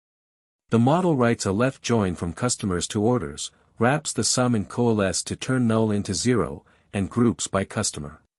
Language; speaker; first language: English; native; English